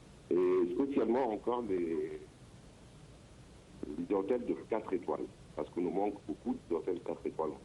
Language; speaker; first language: French; non-native, learner; Arabic